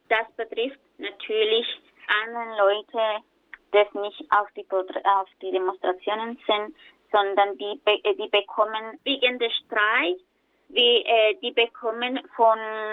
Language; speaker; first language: German; non-native, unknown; Spanish